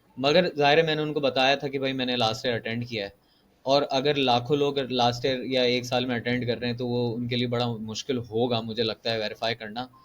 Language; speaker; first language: Urdu; native; Urdu